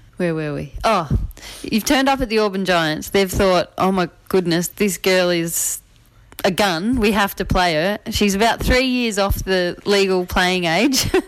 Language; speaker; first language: English; native; English